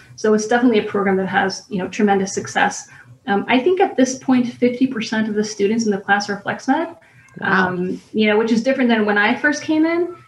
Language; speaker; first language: English; native; English